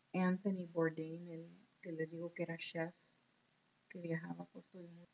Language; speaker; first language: Spanish; early bilingual, heritage; Spanish